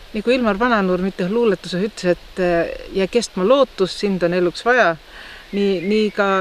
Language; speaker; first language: Estonian; native; Estonian